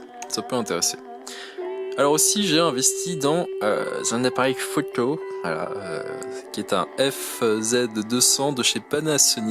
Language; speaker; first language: French; native; French